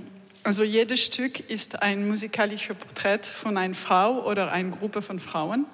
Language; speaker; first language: German; non-native, learner; French